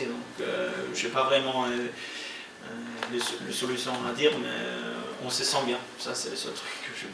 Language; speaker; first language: French; non-native, fluent; Norwegian